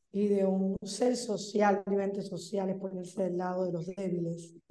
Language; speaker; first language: Spanish; native; Spanish